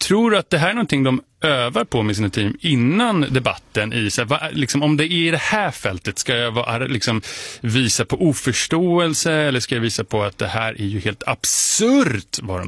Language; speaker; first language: Swedish; native; Swedish